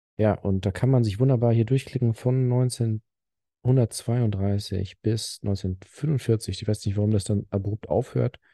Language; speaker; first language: German; early bilingual, other home language; Arabic